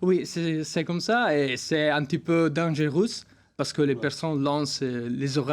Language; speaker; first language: French; non-native, learner; Italian